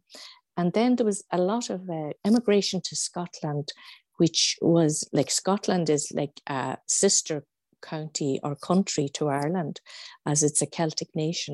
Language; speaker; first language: English; native; English